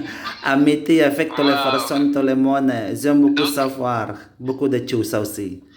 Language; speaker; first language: French; non-native, learner; Indonesian